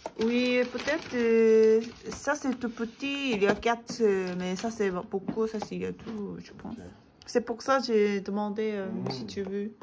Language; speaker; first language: French; non-native, learner; Korean